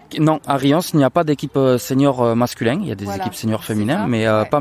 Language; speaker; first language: French; native; French